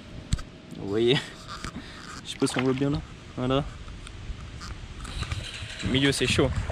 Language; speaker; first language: French; native; French